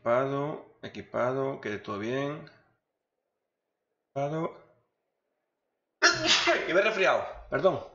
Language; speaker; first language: Spanish; native; Spanish